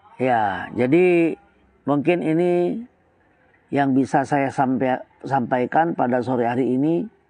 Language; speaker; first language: Indonesian; non-native, local second language; Madurese